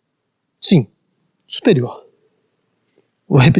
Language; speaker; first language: Portuguese; native; Portuguese